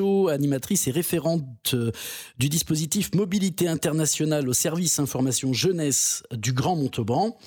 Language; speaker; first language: French; native; French